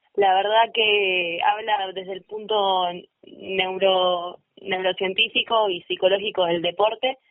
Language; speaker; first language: Spanish; native; Spanish